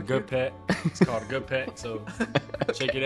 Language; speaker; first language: English; native; English